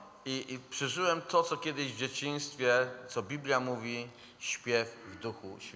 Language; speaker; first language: Polish; native; Polish